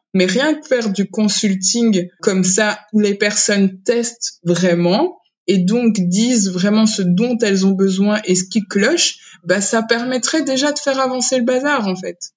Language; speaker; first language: French; early bilingual, other home language; Kinyarwanda